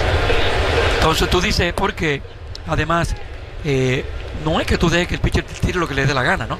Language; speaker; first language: Spanish; native; Spanish